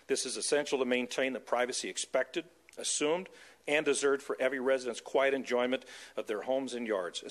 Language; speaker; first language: English; native; English